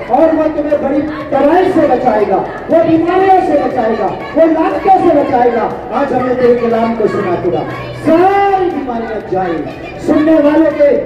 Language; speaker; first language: Hindi; non-native, local second language; Punjabi